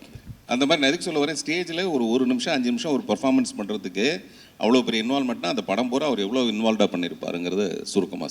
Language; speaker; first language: Tamil; native; Tamil